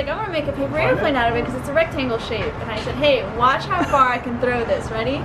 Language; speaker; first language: English; native; English